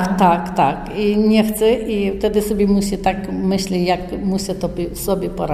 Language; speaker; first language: Polish; non-native, learner; Ukrainian